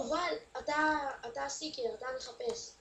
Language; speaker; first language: Hebrew; native; Hebrew